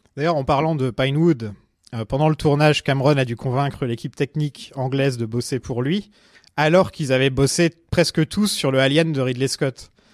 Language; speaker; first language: French; native; French